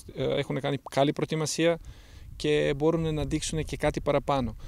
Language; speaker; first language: Greek; non-native, fluent; Serbian